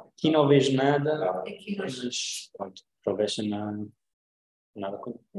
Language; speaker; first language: Portuguese; non-native, learner; Italian